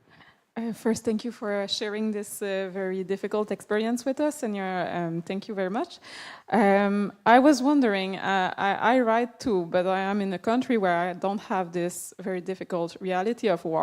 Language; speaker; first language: English; non-native, fluent; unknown